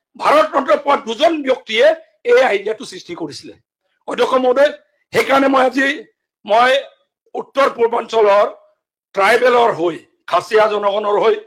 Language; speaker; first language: Assamese; non-native, local second language; Mising